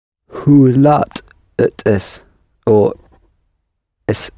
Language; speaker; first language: Dutch; non-native, learner; English